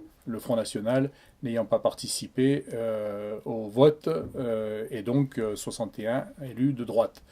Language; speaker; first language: French; native; French